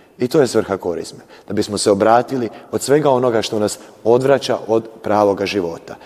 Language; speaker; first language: Croatian; native; Croatian